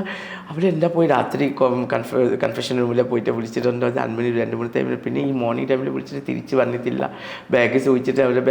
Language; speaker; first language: Malayalam; non-native, learner; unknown